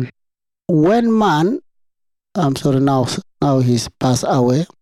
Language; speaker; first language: English; non-native, learner; Arabic